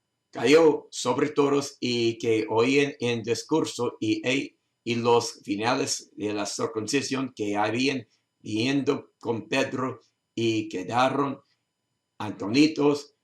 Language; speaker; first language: Spanish; non-native, learner; English